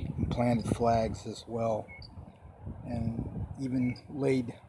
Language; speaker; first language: English; native; English